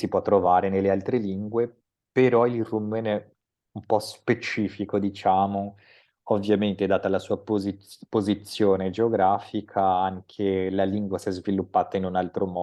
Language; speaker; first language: Italian; non-native, fluent; Portuguese